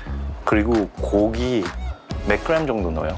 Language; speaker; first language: Korean; early bilingual, heritage; English